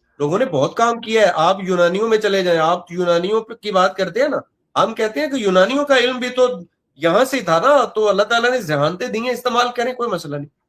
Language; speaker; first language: Urdu; non-native, local second language; Punjabi